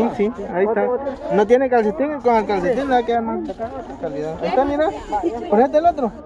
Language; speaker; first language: Spanish; native; Spanish